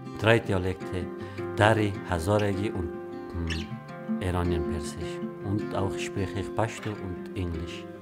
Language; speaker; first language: German; non-native, learner; Arabic